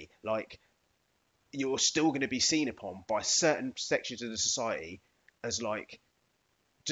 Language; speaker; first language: English; native; English